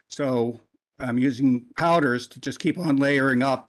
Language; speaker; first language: English; native; English